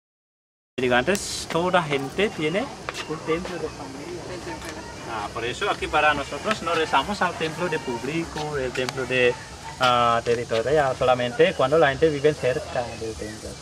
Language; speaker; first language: Spanish; non-native, learner; Balinese